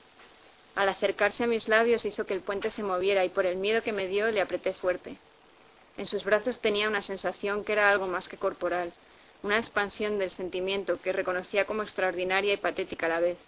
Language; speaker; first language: Spanish; native; Spanish